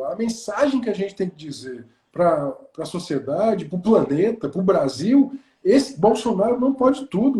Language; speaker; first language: Portuguese; native; Portuguese